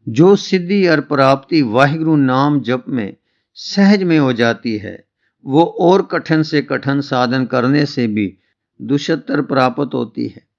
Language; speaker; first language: Hindi; non-native, local second language; Punjabi